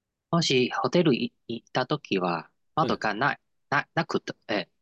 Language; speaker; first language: Japanese; non-native, learner; Chinese